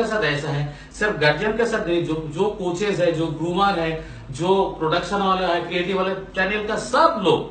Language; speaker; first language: Hindi; non-native, local second language; Bangla